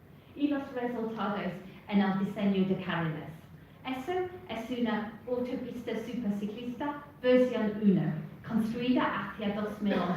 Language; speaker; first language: Spanish; non-native, fluent; English